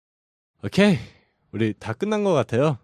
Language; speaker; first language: Korean; non-native, learner; English